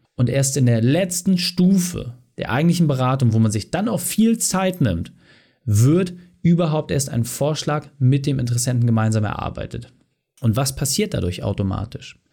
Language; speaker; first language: German; native; German